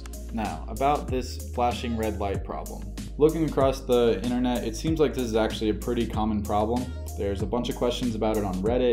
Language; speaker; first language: English; native; English